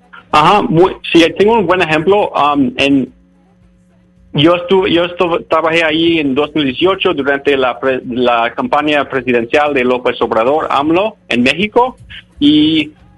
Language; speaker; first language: Spanish; non-native, fluent; English